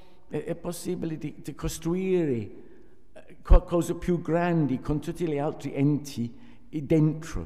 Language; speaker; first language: Italian; non-native, fluent; English